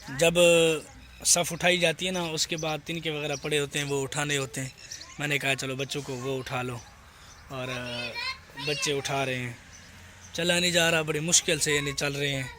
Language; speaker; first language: Urdu; non-native, local second language; Saraiki